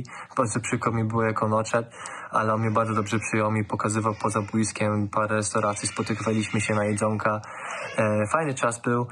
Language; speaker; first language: Polish; early bilingual, heritage; German